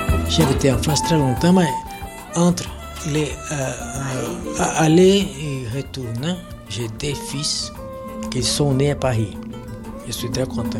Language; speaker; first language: French; non-native, fluent; Portuguese